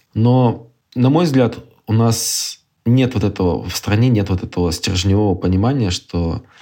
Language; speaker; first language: Russian; native; Russian